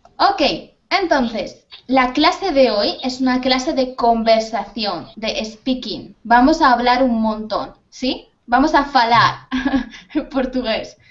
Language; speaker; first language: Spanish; native; Spanish